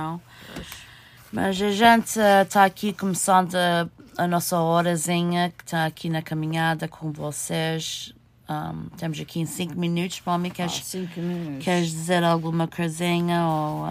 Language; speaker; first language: Portuguese; early bilingual, heritage; Portuguese